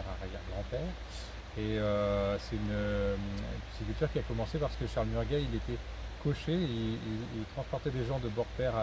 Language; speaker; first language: French; native; French